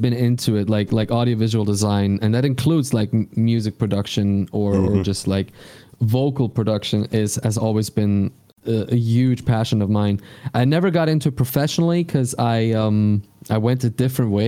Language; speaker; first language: English; non-native, fluent; Swiss German